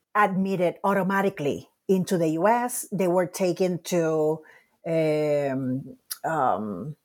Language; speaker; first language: English; non-native, fluent; Spanish